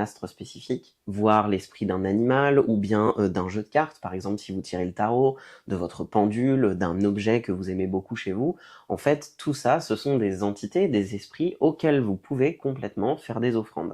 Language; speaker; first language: French; native; French